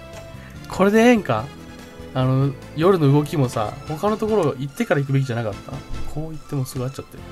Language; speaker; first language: Japanese; native; Japanese